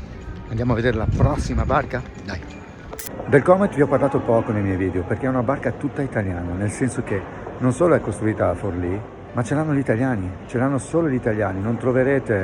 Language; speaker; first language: Italian; native; Italian